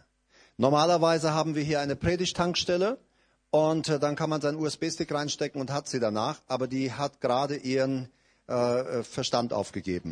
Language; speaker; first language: German; native; German